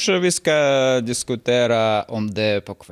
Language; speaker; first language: Swedish; non-native, learner; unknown